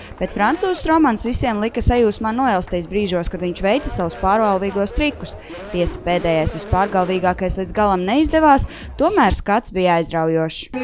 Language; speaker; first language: Latvian; native; Latvian